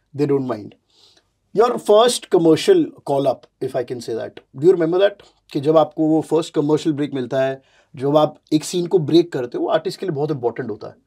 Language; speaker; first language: Hindi; native; Hindi